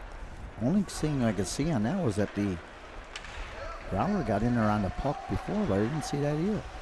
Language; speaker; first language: English; native; English